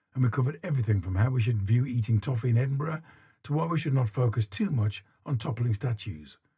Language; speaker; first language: English; native; English